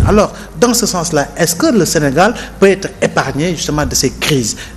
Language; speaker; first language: French; non-native, local second language; Wolof